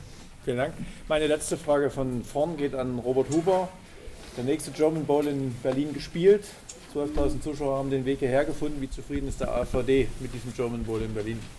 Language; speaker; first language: German; native; German